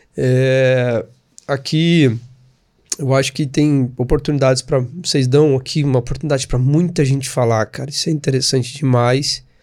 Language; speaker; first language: Portuguese; native; Portuguese